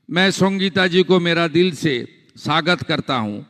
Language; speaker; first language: Hindi; non-native, local second language; Bangla